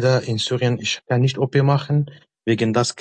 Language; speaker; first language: German; non-native, learner; Arabic